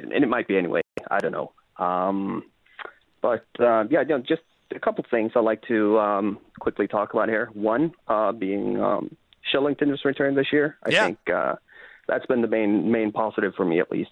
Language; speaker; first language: English; non-native, fluent; Norwegian